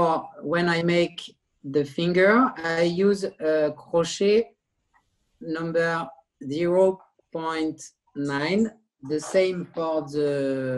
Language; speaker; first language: English; non-native, learner; French